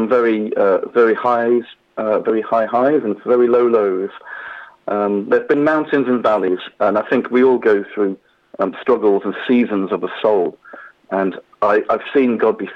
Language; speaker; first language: English; native; English